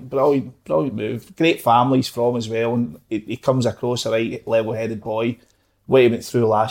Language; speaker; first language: English; native; English